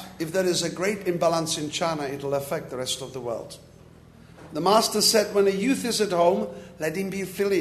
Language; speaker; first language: English; non-native, fluent; Czech